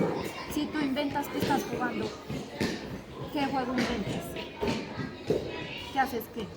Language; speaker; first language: Spanish; native; Spanish